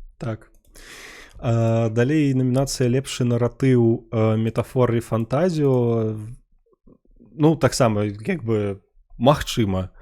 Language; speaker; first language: Belarusian; non-native, local second language; Russian